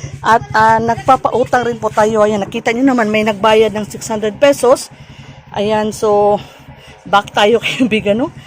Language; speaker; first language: Filipino; non-native, local second language; Cebuano